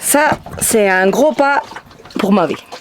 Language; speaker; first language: French; non-native, fluent; Spanish